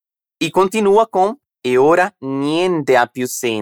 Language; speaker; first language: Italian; non-native, fluent; Portuguese